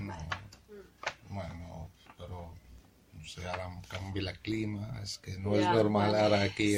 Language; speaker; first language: Catalan; non-native, fluent; Arabic